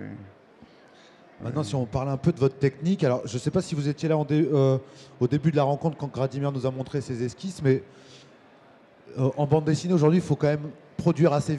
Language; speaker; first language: French; native; French